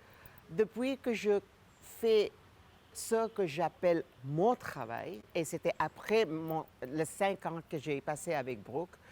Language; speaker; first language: French; non-native, fluent; Gujarati